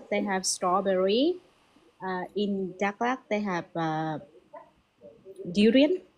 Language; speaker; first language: English; non-native, learner; Vietnamese